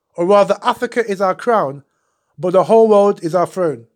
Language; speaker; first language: English; non-native, local second language; Akan